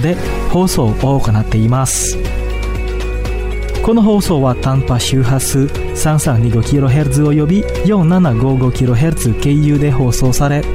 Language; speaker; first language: Japanese; non-native, fluent; Indonesian